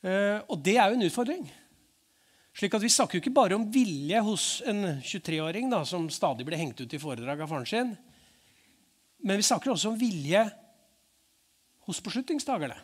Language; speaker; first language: Norwegian; native; Norwegian